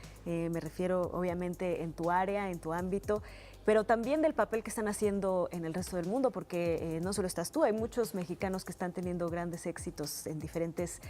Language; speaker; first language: Spanish; native; Spanish